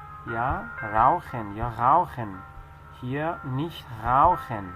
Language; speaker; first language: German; non-native, fluent; Persian